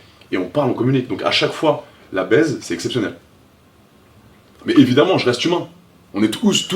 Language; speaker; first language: French; native; French